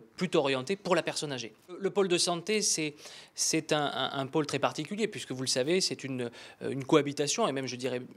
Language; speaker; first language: French; native; French